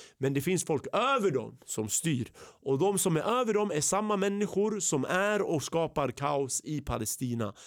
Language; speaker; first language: Swedish; early bilingual, other home language; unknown